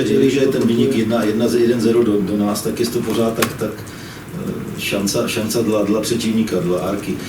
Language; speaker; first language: Polish; non-native, learner; Czech